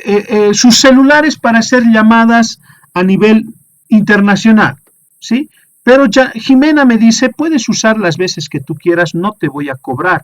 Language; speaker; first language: Spanish; native; Spanish